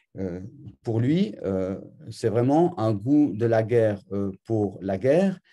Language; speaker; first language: French; native; French